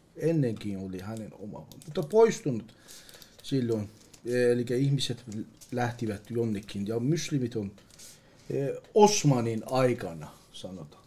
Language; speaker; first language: Finnish; non-native, learner; Persian